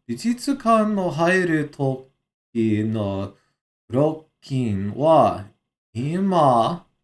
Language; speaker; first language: Japanese; non-native, learner; English